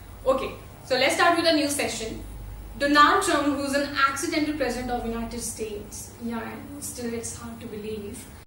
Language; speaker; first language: English; non-native, local second language; Hindi